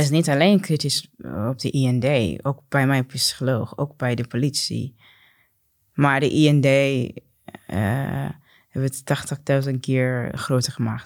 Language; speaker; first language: Dutch; non-native, learner; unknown